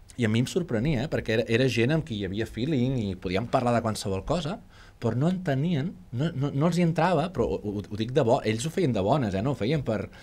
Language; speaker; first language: Catalan; native; Catalan